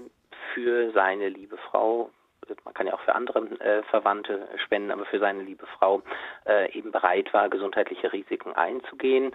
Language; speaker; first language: German; native; German